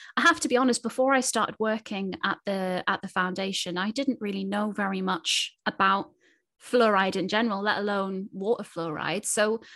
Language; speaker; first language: English; native; English